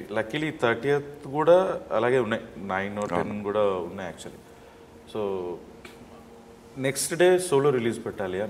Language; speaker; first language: Telugu; native; Telugu